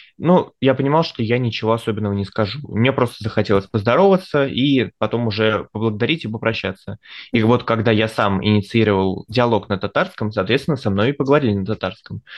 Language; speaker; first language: Russian; native; Russian